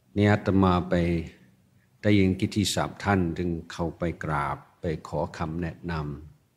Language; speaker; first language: Thai; non-native, fluent; English